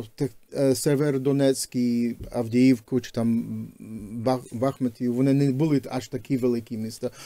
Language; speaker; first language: Ukrainian; early bilingual, heritage; Ukrainian